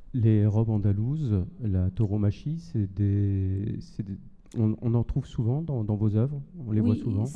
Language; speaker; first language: French; native; French